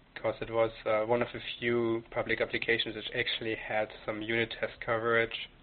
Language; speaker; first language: English; non-native, fluent; German